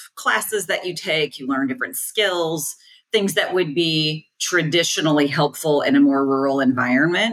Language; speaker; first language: English; native; English